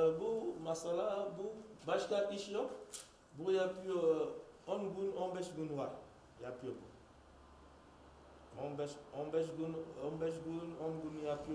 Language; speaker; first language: Turkish; non-native, learner; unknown